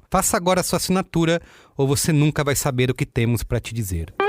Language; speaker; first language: Portuguese; native; Portuguese